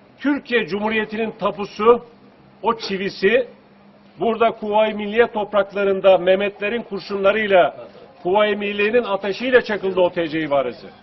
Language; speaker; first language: Turkish; native; Turkish